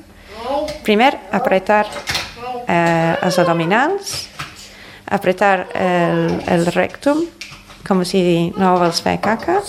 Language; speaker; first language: Catalan; non-native, fluent; English